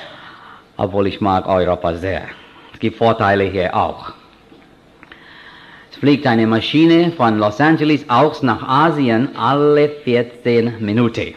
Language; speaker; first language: German; non-native, fluent; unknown